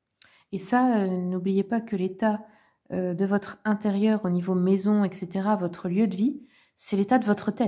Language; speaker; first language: French; native; French